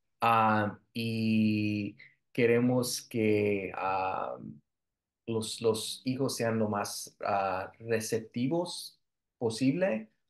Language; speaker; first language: Spanish; early bilingual, heritage; Spanish